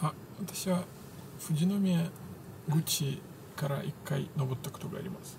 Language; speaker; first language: Japanese; non-native, fluent; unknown